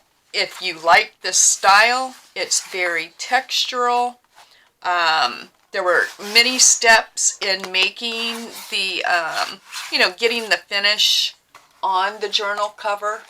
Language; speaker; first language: English; native; English